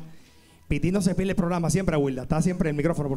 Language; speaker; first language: Spanish; native; Spanish